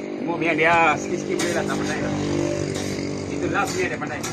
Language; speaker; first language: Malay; non-native, local second language; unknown